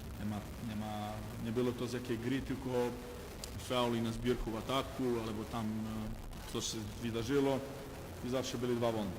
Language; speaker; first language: Polish; non-native, learner; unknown